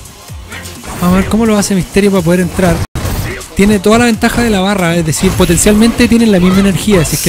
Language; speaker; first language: Spanish; native; Spanish